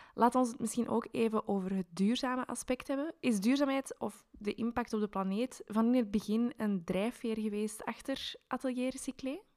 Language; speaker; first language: Dutch; native; Dutch